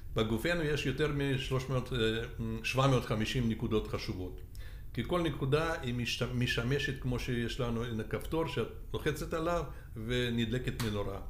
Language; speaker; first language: Hebrew; non-native, fluent; Russian